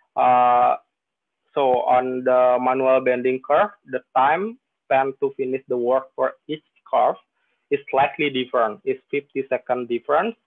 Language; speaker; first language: English; non-native, fluent; Indonesian